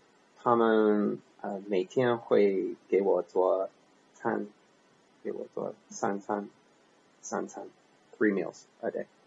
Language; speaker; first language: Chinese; non-native, learner; English